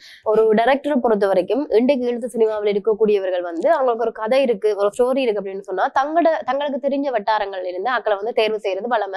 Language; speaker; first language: Tamil; native; Tamil